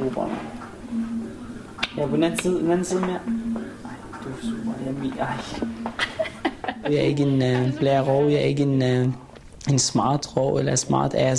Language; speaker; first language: Danish; non-native, fluent; Arabic